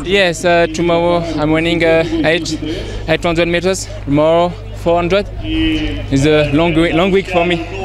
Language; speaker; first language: English; non-native, learner; French